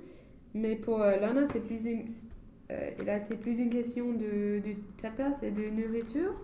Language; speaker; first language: French; non-native, learner; English